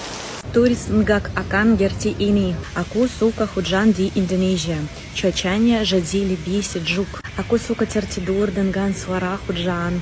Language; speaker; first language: Indonesian; non-native, fluent; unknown